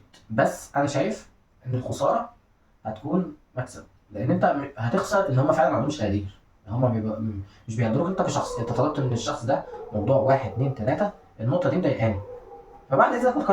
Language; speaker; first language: Arabic; native; Arabic